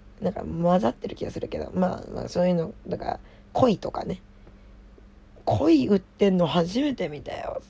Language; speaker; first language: Japanese; native; Japanese